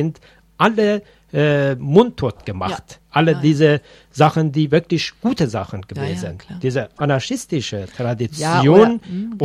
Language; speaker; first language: German; non-native, fluent; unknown